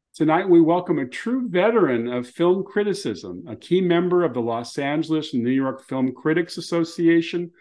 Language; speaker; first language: English; native; English